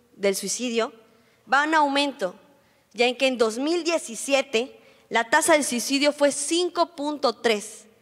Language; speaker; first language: Spanish; native; Spanish